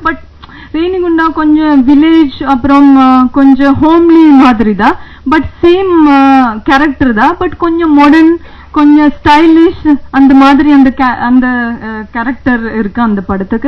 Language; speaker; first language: Tamil; non-native, learner; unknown